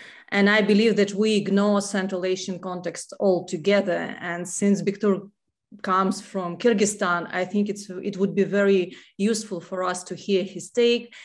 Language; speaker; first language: English; non-native, fluent; Ukrainian